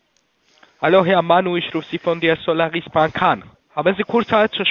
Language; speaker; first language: German; non-native, learner; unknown